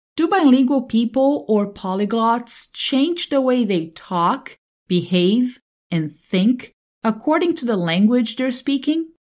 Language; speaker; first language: English; non-native, fluent; Portuguese